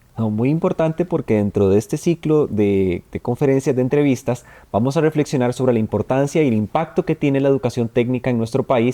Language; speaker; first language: Spanish; native; Spanish